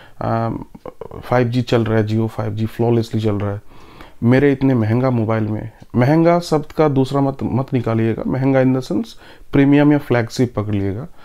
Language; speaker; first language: Hindi; native; Hindi